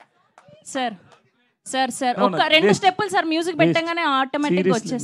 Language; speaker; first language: Telugu; native; Telugu